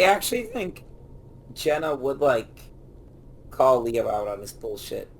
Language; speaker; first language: English; native; English